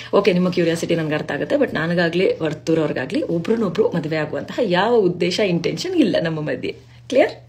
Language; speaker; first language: Kannada; non-native, local second language; Kodava